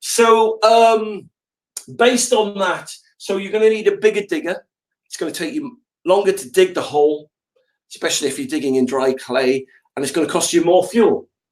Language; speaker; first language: English; native; English